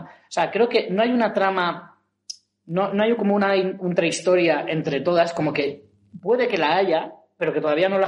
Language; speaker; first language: Spanish; native; Spanish